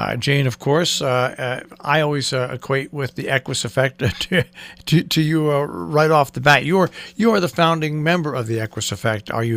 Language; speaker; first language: English; native; English